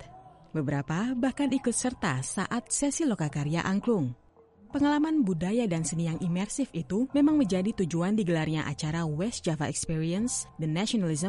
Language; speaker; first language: Indonesian; native; Indonesian